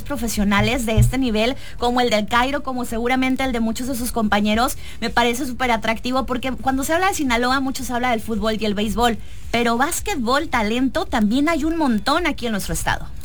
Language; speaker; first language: Spanish; native; Spanish